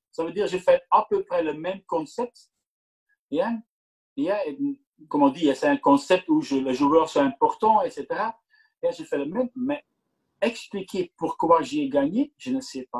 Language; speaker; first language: French; non-native, local second language; Dutch